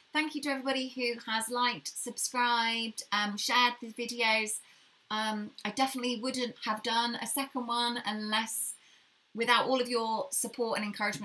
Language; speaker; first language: English; native; English